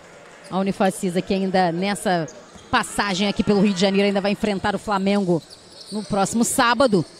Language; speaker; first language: Portuguese; native; Portuguese